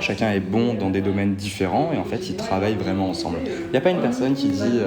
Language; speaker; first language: French; native; French